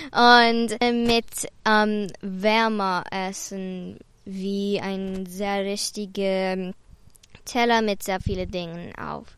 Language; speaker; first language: German; non-native, learner; English